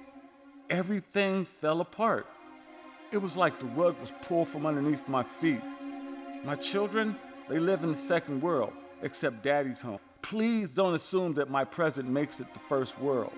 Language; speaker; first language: English; native; English